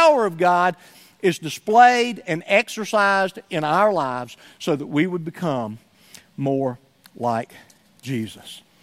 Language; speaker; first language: English; native; English